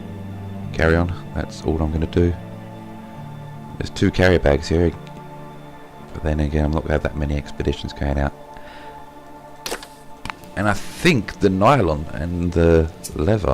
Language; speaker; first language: English; native; English